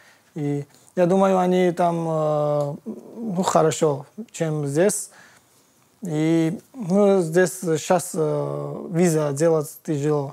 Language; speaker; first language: Russian; non-native, learner; Georgian